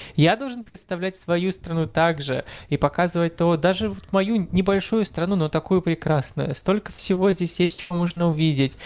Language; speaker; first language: Russian; non-native, fluent; Arabic